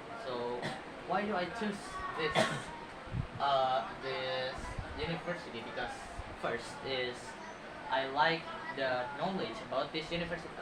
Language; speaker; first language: English; non-native, learner; Indonesian